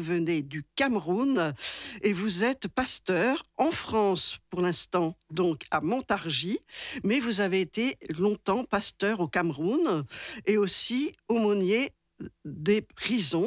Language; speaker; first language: French; native; French